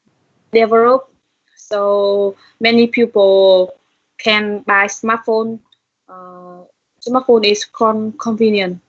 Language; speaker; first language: English; non-native, learner; Vietnamese